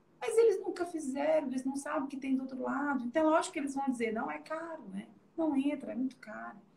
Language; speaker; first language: Portuguese; native; Portuguese